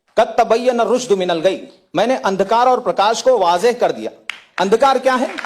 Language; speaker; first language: Hindi; native; Hindi